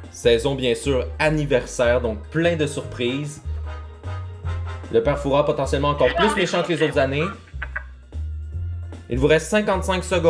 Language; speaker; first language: French; native; French